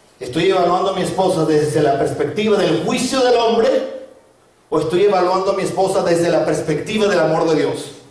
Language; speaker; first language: Spanish; native; Spanish